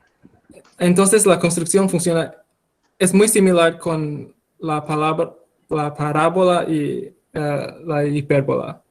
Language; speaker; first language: Spanish; non-native, fluent; English